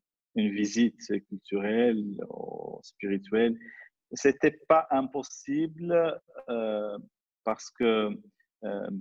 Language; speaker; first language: French; non-native, fluent; Arabic